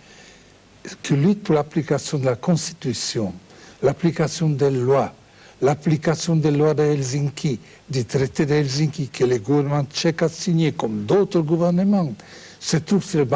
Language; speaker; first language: French; non-native, fluent; Czech